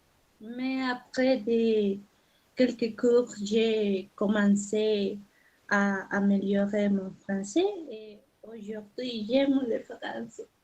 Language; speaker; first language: French; non-native, learner; Spanish